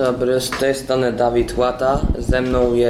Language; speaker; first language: Polish; early bilingual, heritage; Polish